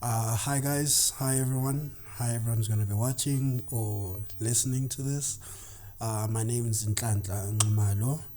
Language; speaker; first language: English; non-native, local second language; Zulu